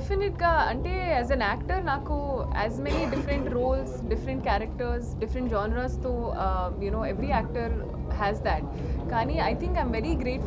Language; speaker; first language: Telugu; non-native, learner; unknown